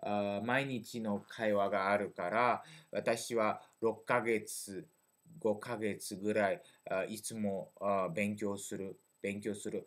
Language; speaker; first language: Japanese; non-native, learner; French